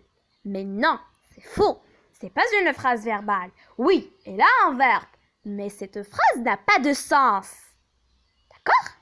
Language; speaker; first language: French; non-native, local second language; Arabic